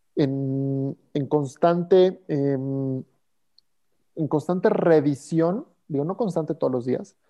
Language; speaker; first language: Spanish; native; Spanish